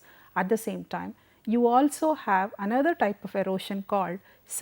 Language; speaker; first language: English; non-native, local second language; Tamil